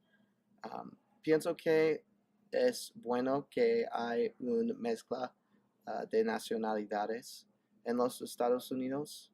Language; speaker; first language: Spanish; non-native, learner; English